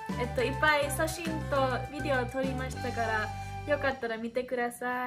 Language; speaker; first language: Japanese; early bilingual, heritage; English